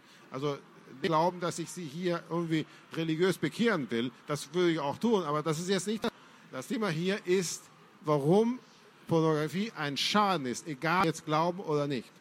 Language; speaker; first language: German; non-native, fluent; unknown